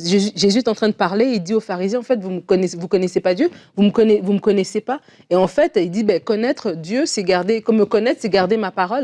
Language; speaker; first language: French; native; French